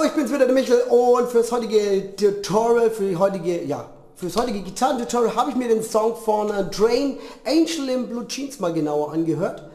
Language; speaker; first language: German; native; German